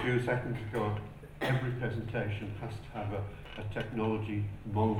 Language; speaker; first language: English; native; English